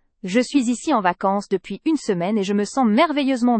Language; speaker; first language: French; native; French